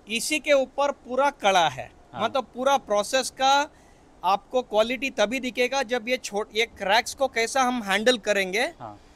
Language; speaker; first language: Hindi; non-native, local second language; Kannada